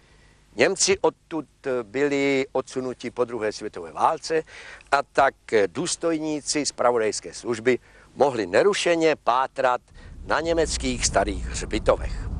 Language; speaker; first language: Czech; native; Czech